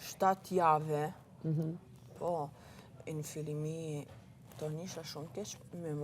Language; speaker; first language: Albanian; early bilingual, heritage; Italian